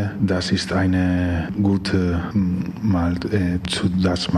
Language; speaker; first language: German; non-native, learner; Spanish